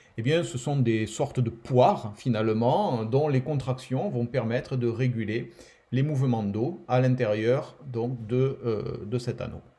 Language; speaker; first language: French; native; French